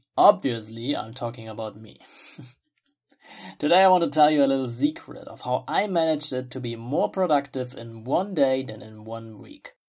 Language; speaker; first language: English; non-native, fluent; German